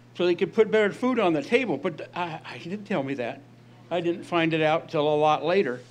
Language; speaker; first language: English; native; English